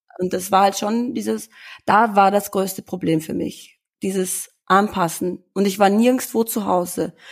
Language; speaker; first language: German; early bilingual, other home language; Albanian